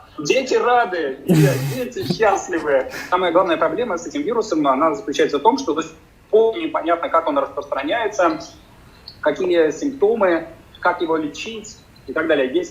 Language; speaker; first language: Russian; native; Russian